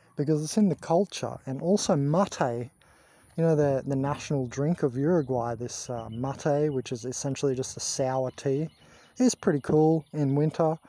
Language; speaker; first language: English; native; English